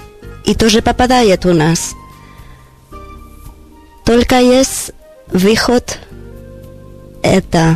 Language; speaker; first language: Russian; non-native, learner; Spanish